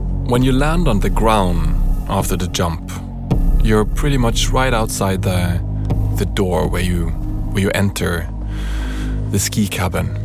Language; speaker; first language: English; non-native, fluent; Norwegian